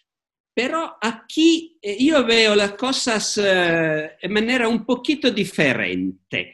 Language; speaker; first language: Spanish; non-native, fluent; Italian